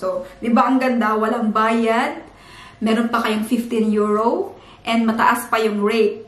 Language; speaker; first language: Filipino; non-native, local second language; Cebuano